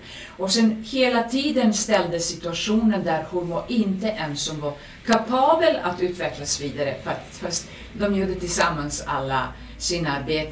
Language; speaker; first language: Swedish; non-native, fluent; Serbian